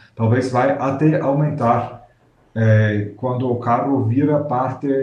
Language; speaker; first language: Portuguese; non-native, fluent; German